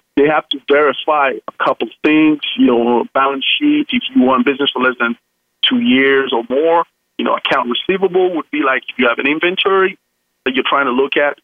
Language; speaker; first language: English; non-native, local second language; Yoruba